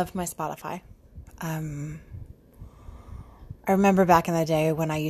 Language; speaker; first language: English; native; English